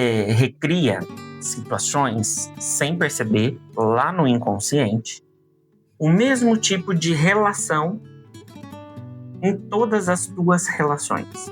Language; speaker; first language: Portuguese; native; Portuguese